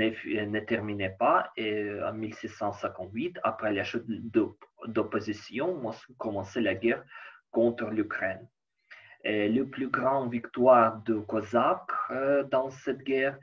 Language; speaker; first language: French; non-native, learner; Ukrainian